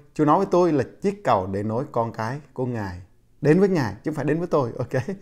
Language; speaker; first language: Vietnamese; non-native, local second language; Jarai